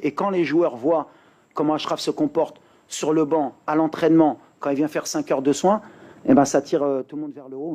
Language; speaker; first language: French; native; French